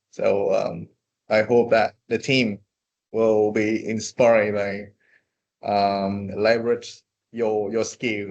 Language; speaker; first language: English; non-native, fluent; Vietnamese